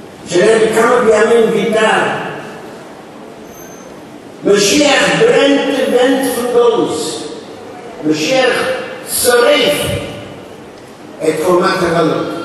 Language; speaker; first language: Hebrew; non-native, fluent; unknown